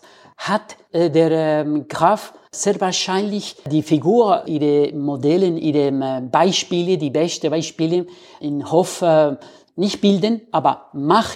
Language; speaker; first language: German; non-native, learner; Spanish